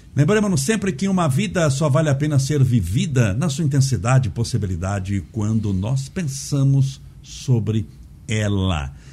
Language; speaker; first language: Portuguese; native; Portuguese